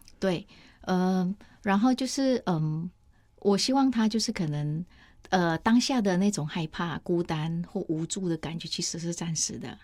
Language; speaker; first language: Chinese; non-native, fluent; Vietnamese